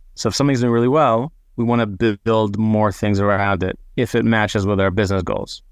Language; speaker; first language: English; non-native, fluent; Hebrew